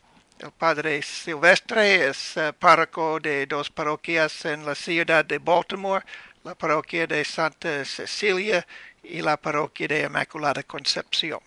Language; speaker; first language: Spanish; non-native, learner; English